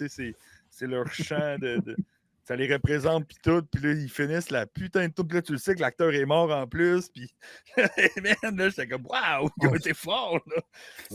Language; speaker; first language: French; native; French